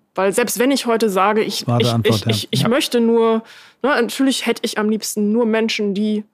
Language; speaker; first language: German; native; German